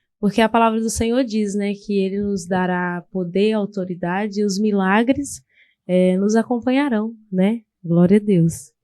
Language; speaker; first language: Portuguese; native; Portuguese